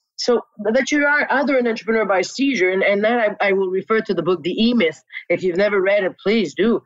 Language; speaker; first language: English; non-native, local second language; French